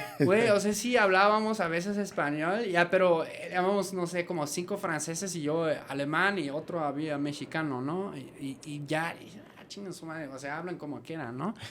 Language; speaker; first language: Spanish; non-native, fluent; German